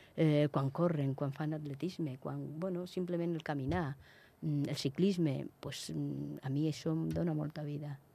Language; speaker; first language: Catalan; non-native, local second language; Spanish